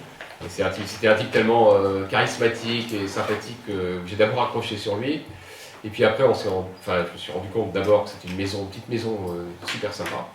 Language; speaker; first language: French; native; French